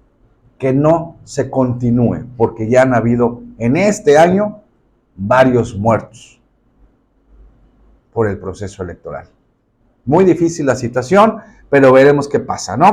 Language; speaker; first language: Spanish; native; Spanish